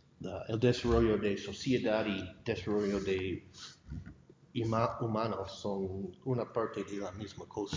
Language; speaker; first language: Spanish; non-native, fluent; English